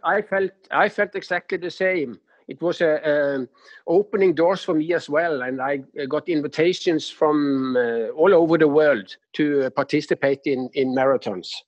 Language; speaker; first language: English; non-native, fluent; Norwegian